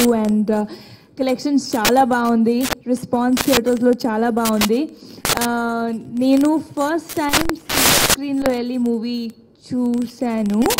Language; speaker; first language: Telugu; non-native, learner; Hindi